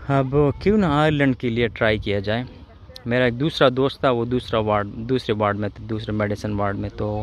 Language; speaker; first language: Urdu; non-native, local second language; Pashto